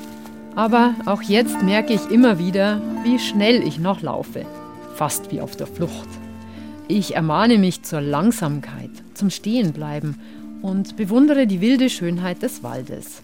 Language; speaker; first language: German; native; German